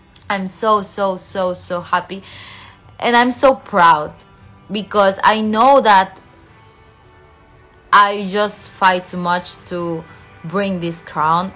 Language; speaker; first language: English; non-native, fluent; Spanish